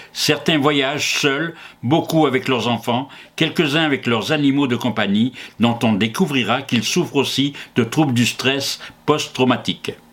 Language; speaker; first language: French; native; French